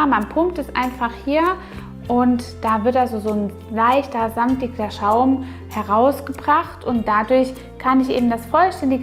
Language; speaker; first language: German; native; German